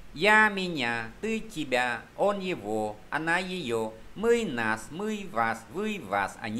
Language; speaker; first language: Russian; non-native, fluent; Vietnamese